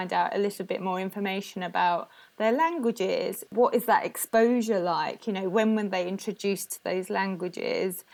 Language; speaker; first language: English; non-native, local second language; Spanish